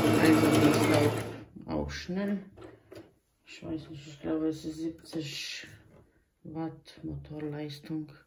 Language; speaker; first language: German; non-native, local second language; Bosnian